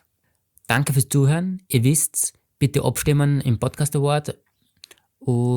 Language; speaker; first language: German; native; German